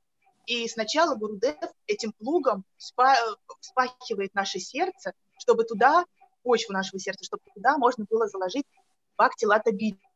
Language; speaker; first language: Russian; native; Russian